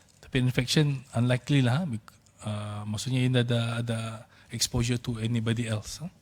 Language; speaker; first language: Malay; native; Malay